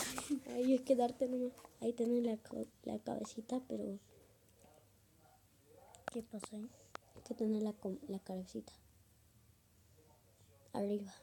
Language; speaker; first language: Spanish; native; Spanish